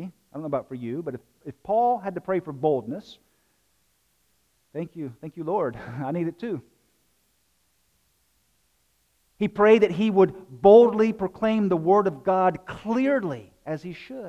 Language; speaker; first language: English; native; English